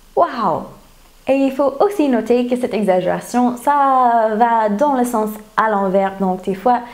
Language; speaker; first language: French; non-native, fluent; English